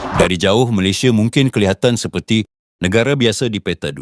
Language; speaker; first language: Malay; native; Malay